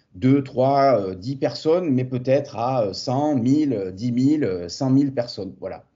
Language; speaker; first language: French; native; French